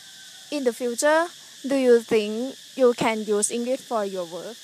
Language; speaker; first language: English; non-native, learner; Thai